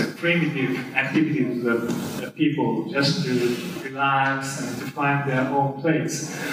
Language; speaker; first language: English; non-native, fluent; Japanese